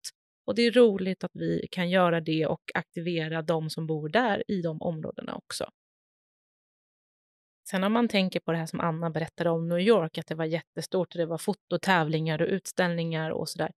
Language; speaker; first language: Swedish; native; Swedish